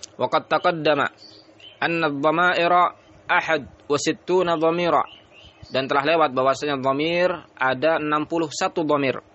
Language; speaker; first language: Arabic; non-native, fluent; Indonesian